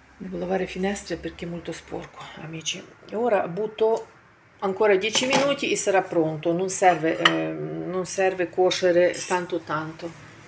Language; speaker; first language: Italian; non-native, fluent; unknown